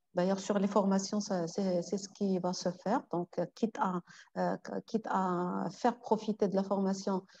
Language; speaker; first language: French; non-native, local second language; Arabic